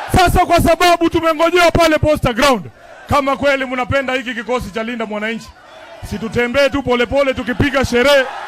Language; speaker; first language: Swahili; non-native, local second language; Luyia